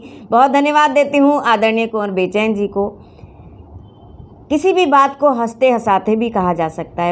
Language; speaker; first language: Hindi; native; Hindi